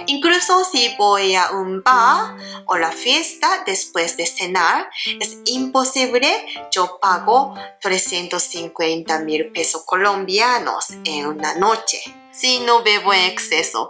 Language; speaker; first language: Spanish; non-native, learner; Japanese